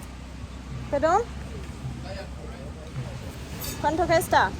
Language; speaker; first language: Spanish; non-native, learner; English